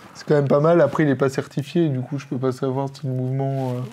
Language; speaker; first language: French; native; French